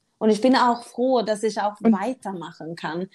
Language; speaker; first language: German; non-native, learner; Swedish